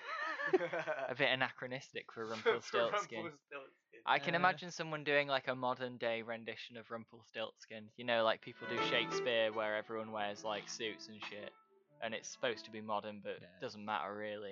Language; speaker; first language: English; native; English